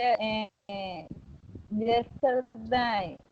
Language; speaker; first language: English; non-native, learner; Spanish